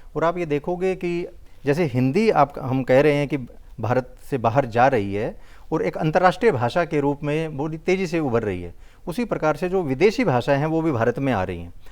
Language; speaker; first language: Hindi; native; Hindi